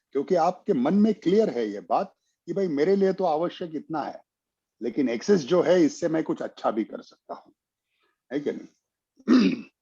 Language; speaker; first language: Hindi; non-native, local second language; Marathi